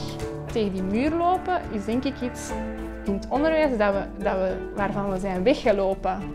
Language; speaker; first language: Dutch; native; Dutch